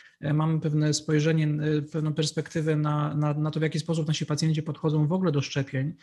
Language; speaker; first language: Polish; native; Polish